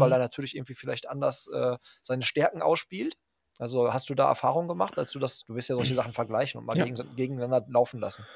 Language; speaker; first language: German; native; German